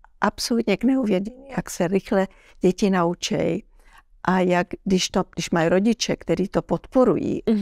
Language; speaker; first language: Czech; early bilingual, heritage; Czech